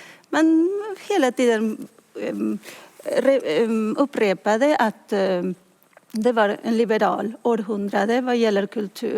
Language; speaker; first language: Swedish; non-native, fluent; Spanish